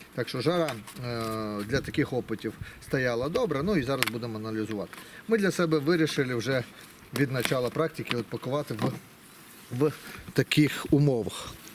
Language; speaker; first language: Ukrainian; non-native, local second language; Russian